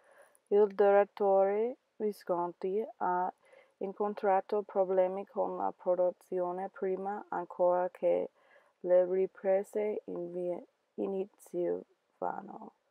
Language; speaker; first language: Italian; non-native, learner; English